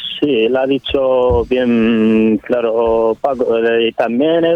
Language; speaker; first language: Spanish; non-native, learner; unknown